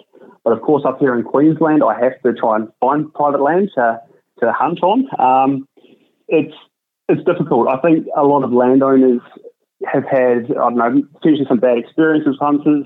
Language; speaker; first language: English; native; English